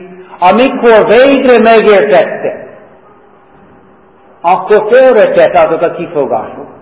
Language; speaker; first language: Hungarian; non-native, fluent; English